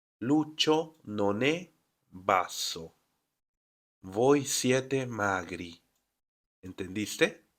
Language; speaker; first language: Italian; non-native, fluent; Spanish